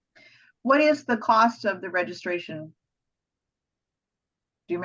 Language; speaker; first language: English; native; English